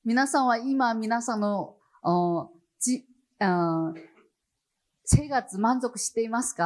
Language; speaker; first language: Japanese; non-native, fluent; Chinese